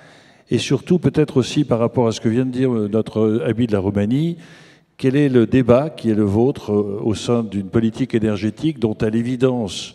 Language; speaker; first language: French; native; French